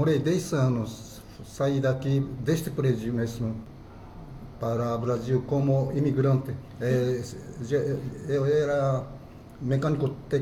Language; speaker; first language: Portuguese; non-native, fluent; Japanese